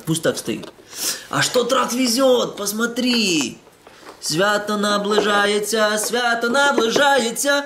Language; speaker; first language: Russian; native; Russian